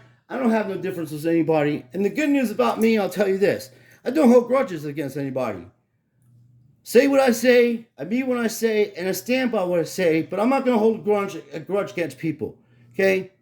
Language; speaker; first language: English; native; English